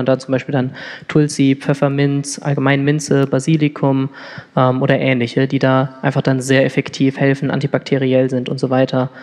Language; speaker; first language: German; native; German